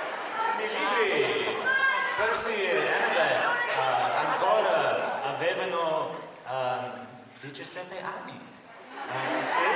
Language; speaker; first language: Italian; non-native, learner; English